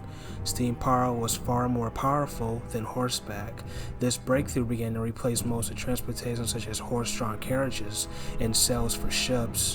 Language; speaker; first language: English; native; English